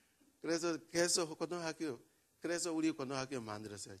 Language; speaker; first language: Korean; non-native, learner; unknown